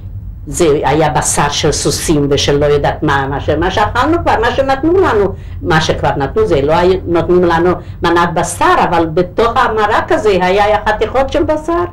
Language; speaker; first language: Hebrew; non-native, local second language; Hungarian